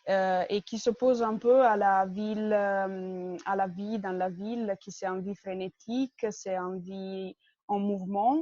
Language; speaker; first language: French; non-native, fluent; Italian